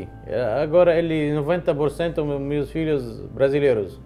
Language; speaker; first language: Portuguese; non-native, learner; Arabic